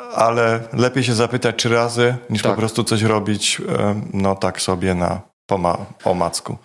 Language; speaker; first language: Polish; native; Polish